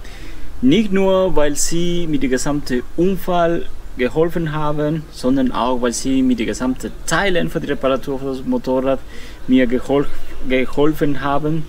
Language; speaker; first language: German; non-native, fluent; Spanish